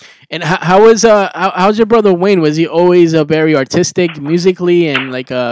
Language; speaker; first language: English; early bilingual, other home language; Spanish